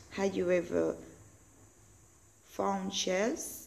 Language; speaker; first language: English; non-native, learner; Spanish